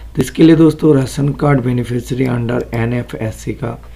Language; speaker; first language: Hindi; non-native, local second language; Bangla